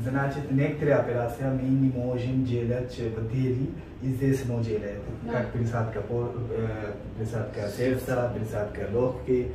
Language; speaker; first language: Russian; non-native, learner; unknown